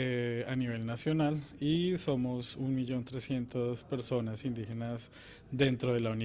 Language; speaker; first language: Spanish; native; Spanish